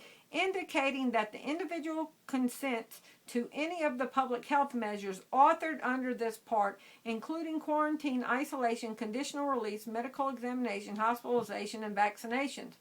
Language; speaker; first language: English; native; English